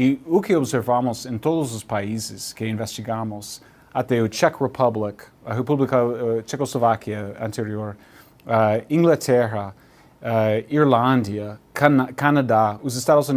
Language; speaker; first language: Portuguese; non-native, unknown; English